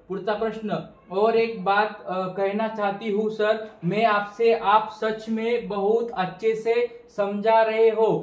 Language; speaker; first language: Hindi; non-native, local second language; Marathi